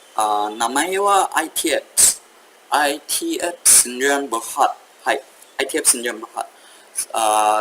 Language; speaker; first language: Japanese; non-native, learner; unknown